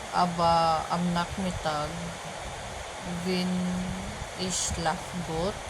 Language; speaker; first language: German; non-native, learner; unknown